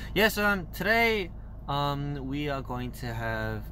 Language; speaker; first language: English; early bilingual, other home language; Korean